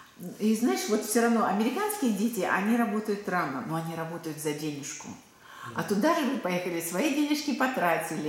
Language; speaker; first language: Russian; native; Russian